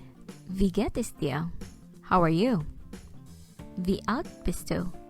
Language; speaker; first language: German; non-native, fluent; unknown